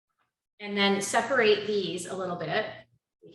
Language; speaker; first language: English; native; English